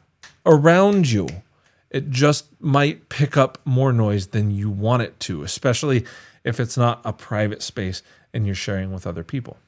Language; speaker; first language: English; native; English